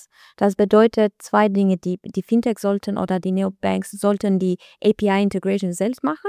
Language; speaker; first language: German; non-native, learner; Albanian